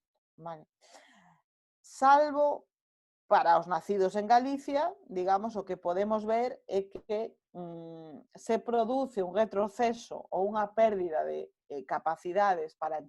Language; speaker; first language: Galician; non-native, local second language; Spanish